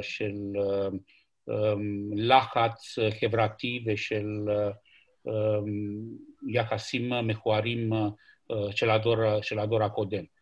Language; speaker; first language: Hebrew; non-native, fluent; Romanian